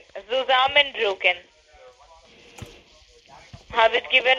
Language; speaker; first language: German; non-native, learner; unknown